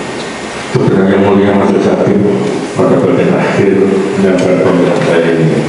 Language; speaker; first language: Indonesian; non-native, local second language; Javanese